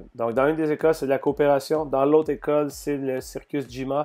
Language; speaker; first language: French; native; French